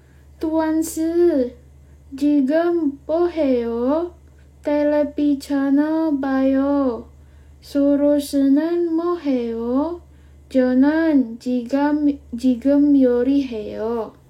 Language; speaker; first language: Korean; non-native, fluent; Indonesian